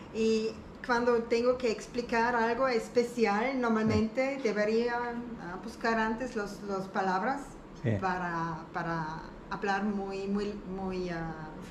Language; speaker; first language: Spanish; non-native, learner; German